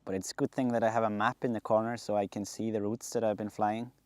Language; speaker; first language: English; non-native, fluent; Icelandic